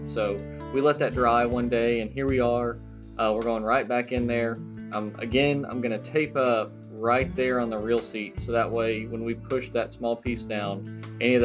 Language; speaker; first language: English; native; English